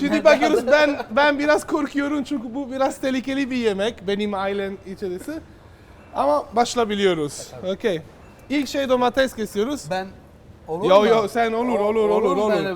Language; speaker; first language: Turkish; non-native, fluent; Italian